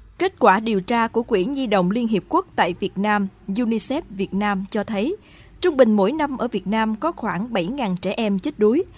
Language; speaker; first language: Vietnamese; native; Vietnamese